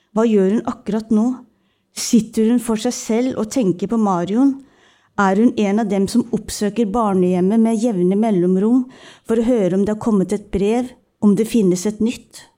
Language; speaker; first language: Norwegian; early bilingual, other home language; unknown